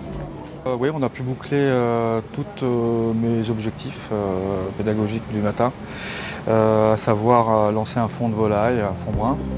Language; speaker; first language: French; native; French